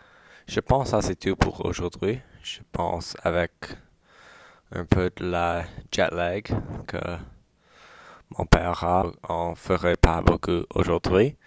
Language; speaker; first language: French; non-native, learner; English